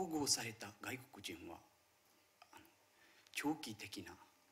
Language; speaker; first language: Japanese; non-native, fluent; Marathi